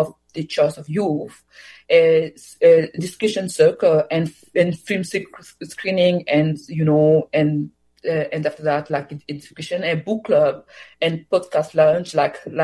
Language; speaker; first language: English; non-native, fluent; Swahili